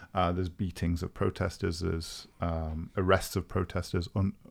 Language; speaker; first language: English; native; English